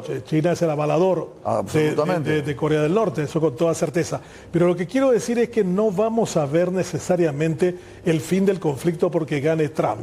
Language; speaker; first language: Spanish; native; Spanish